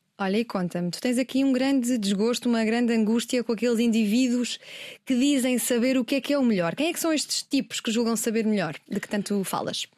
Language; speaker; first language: Portuguese; native; Portuguese